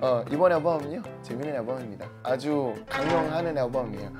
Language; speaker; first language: Korean; non-native, fluent; Thai